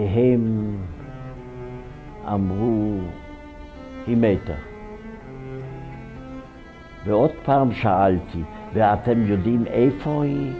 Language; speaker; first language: Hebrew; non-native, fluent; Ukrainian